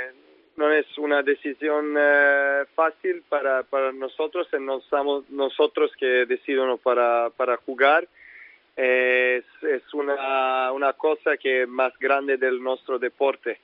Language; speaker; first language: Spanish; non-native, learner; Serbian